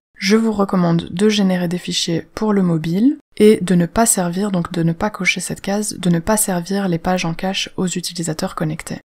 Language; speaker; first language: French; native; French